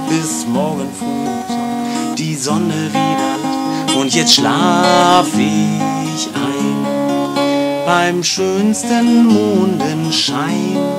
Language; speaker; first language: German; native; German